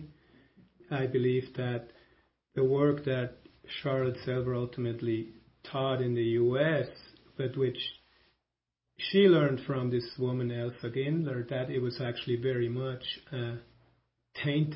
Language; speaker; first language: English; non-native, fluent; German